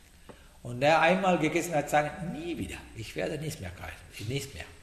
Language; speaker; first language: German; non-native, fluent; Sinhala